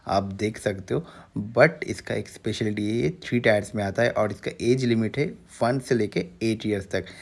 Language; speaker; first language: Hindi; non-native, local second language; Bangla